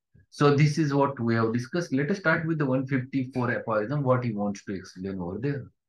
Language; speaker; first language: English; non-native, local second language; Marathi